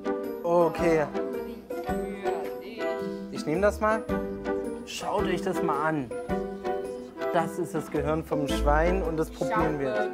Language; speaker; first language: German; native; German